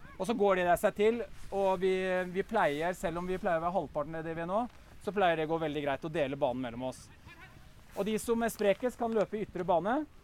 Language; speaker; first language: Norwegian; native; Norwegian